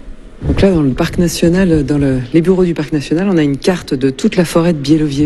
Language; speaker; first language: French; native; French